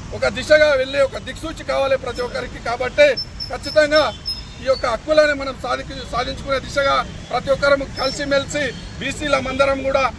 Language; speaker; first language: Telugu; native; Telugu